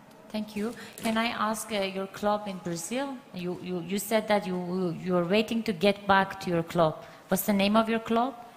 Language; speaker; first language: English; non-native, fluent; Persian